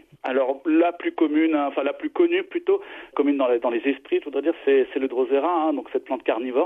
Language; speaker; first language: French; native; French